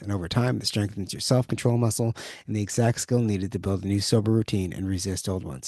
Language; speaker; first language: English; native; English